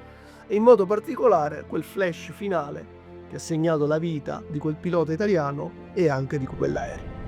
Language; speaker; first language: Italian; native; Italian